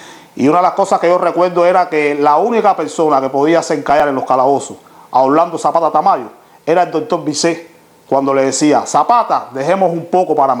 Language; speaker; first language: Spanish; native; Spanish